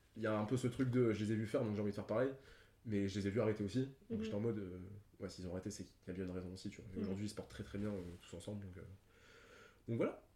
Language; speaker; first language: French; native; French